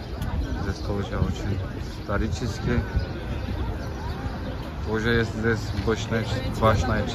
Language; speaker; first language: Russian; non-native, learner; Turkish